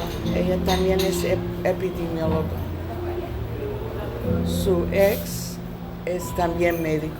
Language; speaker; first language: Spanish; non-native, learner; English